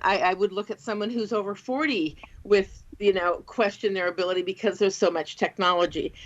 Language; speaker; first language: English; native; English